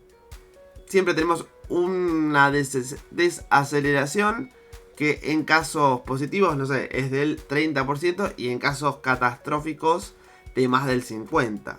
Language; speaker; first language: Spanish; native; Spanish